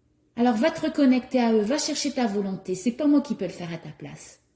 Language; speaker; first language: French; native; French